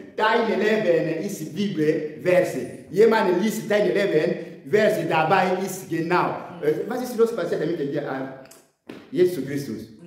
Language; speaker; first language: German; non-native, learner; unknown